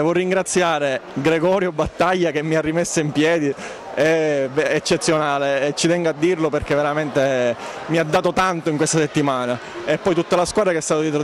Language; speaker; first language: Italian; native; Italian